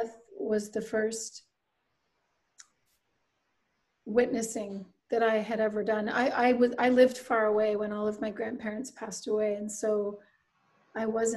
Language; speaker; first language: English; native; English